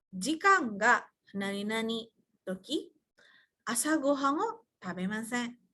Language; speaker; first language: Japanese; non-native, fluent; Indonesian